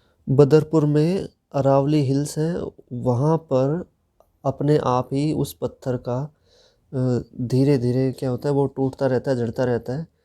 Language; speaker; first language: Hindi; native; Hindi